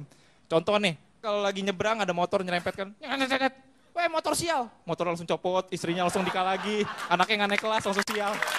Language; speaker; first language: Indonesian; native; Indonesian